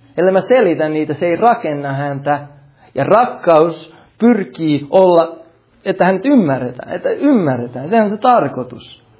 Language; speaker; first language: Finnish; early bilingual, heritage; Finnish